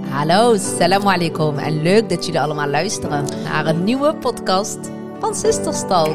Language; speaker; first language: Dutch; early bilingual, other home language; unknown